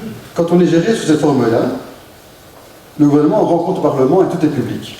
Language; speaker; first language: French; native; French